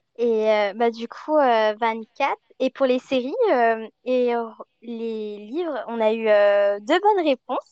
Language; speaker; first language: French; early bilingual, other home language; Chinese